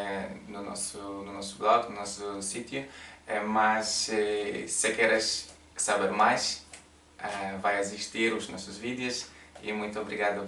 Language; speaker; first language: Portuguese; non-native, learner; Polish